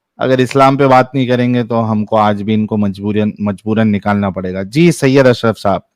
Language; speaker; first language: Hindi; native; Hindi